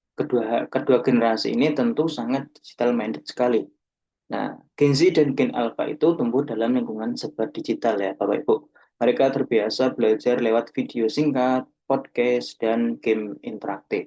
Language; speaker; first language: Indonesian; native; Indonesian